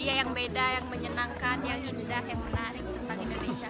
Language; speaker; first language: Indonesian; native; Indonesian